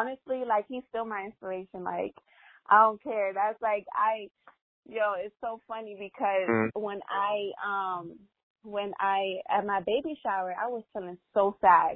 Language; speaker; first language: English; non-native, fluent; Spanish